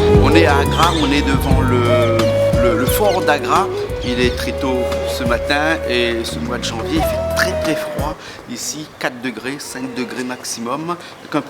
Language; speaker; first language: French; native; French